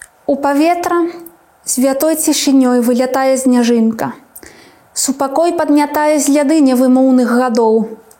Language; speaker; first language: Belarusian; non-native, fluent; Spanish